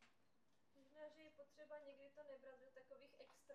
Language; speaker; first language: Czech; native; Czech